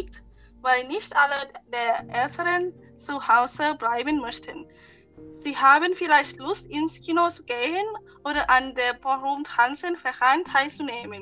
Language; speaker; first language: German; non-native, learner; Thai